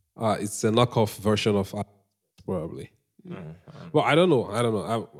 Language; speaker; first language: English; non-native, local second language; Igbo